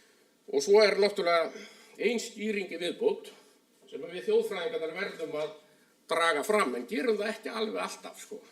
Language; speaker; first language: Icelandic; native; Icelandic